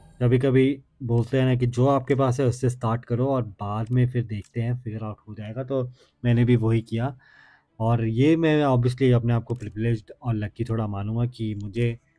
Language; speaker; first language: Hindi; native; Hindi